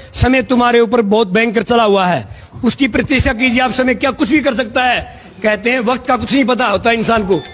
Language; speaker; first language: Hindi; native; Hindi